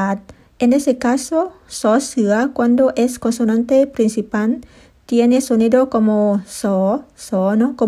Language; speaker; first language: Spanish; non-native, fluent; Thai